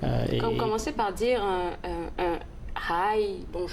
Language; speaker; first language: French; native; French